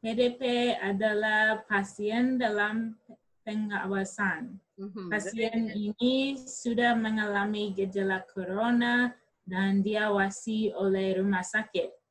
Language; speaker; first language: Indonesian; non-native, learner; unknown